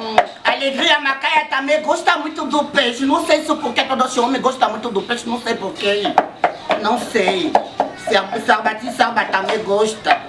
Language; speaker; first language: Portuguese; non-native, learner; Lingala